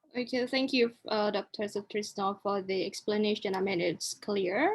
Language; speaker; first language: English; non-native, local second language; Indonesian